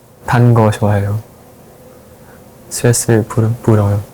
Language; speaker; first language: Korean; non-native, learner; Thai